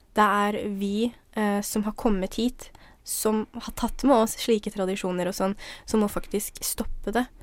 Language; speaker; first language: Norwegian; early bilingual, other home language; Somali